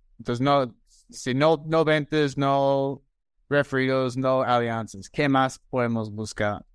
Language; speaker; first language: Spanish; non-native, fluent; English